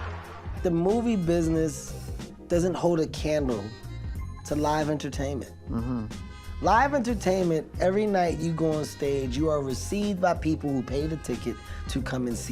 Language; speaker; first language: English; native; English